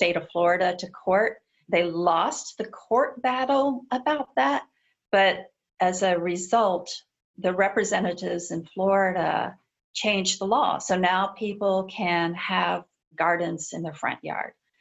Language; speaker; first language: English; native; English